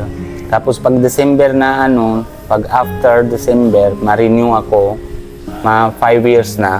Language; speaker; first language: Filipino; non-native, learner; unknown